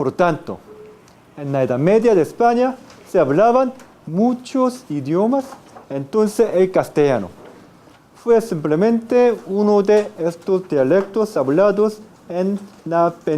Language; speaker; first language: Spanish; non-native, fluent; Korean